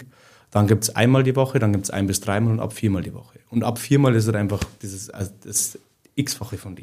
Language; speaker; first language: German; native; German